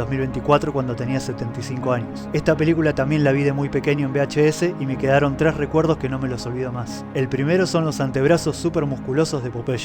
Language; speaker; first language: Spanish; native; Spanish